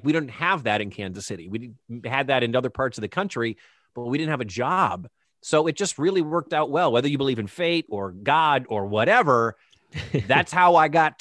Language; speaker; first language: English; native; English